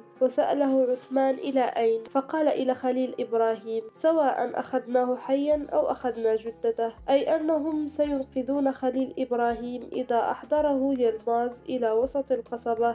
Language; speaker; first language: Arabic; native; Arabic